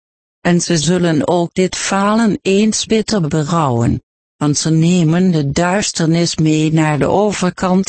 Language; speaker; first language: Dutch; native; Dutch